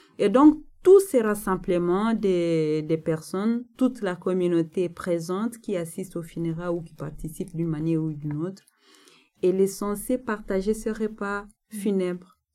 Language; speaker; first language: French; non-native, local second language; Nande